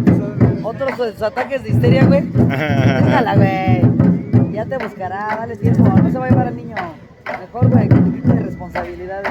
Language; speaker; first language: Spanish; native; Spanish